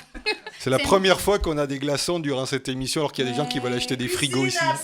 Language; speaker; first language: French; native; French